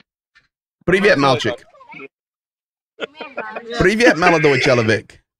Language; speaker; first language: Russian; non-native, learner; English